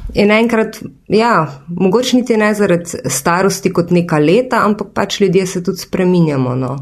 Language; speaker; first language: Slovenian; native; Slovenian